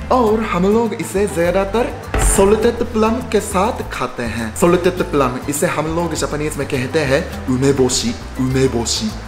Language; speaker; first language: Hindi; non-native, fluent; Japanese